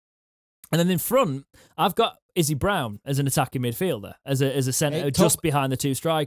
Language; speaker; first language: English; native; English